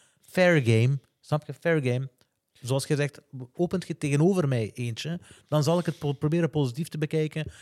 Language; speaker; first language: Dutch; native; Dutch